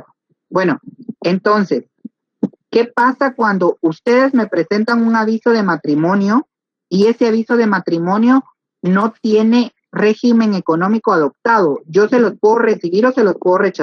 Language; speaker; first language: Spanish; native; Spanish